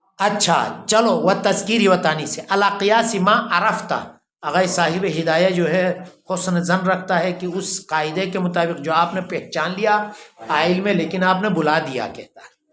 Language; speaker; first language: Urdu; non-native, local second language; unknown